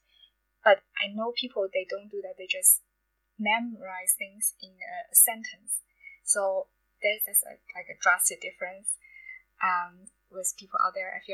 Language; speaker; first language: English; non-native, fluent; Chinese